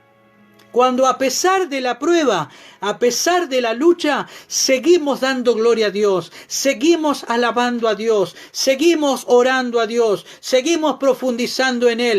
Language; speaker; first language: Spanish; native; Spanish